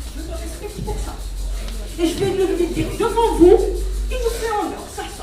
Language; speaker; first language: French; non-native, local second language; Kabyle